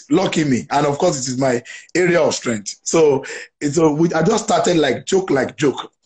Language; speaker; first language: English; non-native, local second language; Yoruba